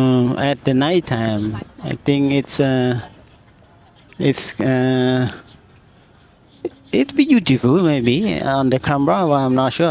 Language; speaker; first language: English; non-native, learner; Khmer